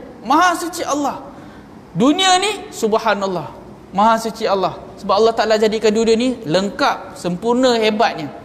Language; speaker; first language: Malay; native; Malay